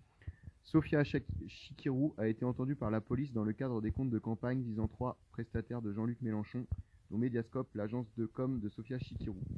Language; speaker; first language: French; native; French